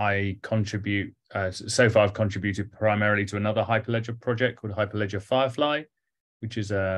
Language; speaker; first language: English; native; English